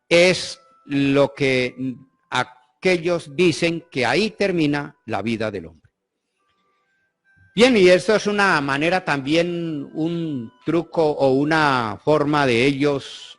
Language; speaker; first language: Spanish; native; Spanish